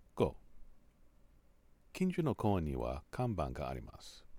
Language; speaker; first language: Japanese; non-native, learner; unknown